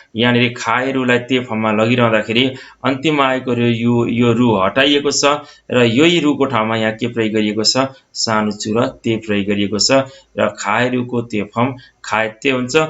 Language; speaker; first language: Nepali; native; Nepali